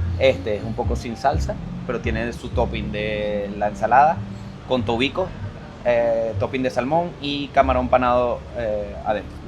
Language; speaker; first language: Spanish; native; Spanish